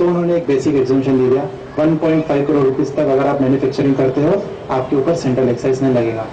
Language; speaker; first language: Hindi; non-native, local second language; Sindhi